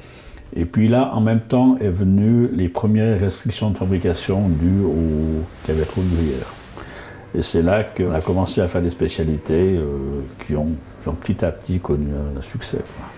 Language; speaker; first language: French; native; French